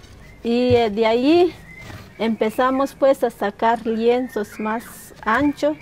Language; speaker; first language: Spanish; non-native, local second language; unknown